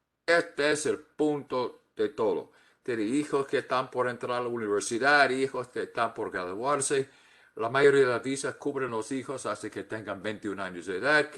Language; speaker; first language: Spanish; non-native, fluent; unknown